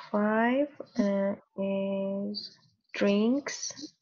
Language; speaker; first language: English; non-native, learner; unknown